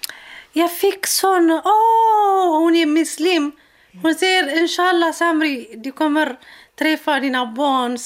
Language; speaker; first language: Swedish; non-native, learner; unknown